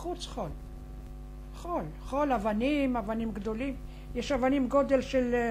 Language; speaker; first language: Hebrew; non-native, fluent; Arabic